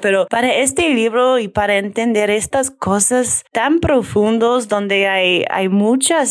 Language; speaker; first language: Spanish; non-native, learner; English